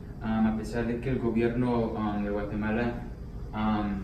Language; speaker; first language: Spanish; early bilingual, heritage; Spanish